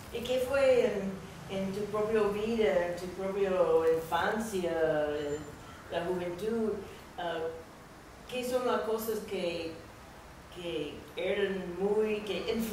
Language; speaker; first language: Spanish; non-native, fluent; English